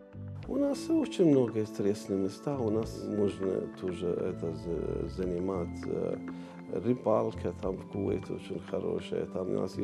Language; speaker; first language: Ukrainian; non-native, learner; Arabic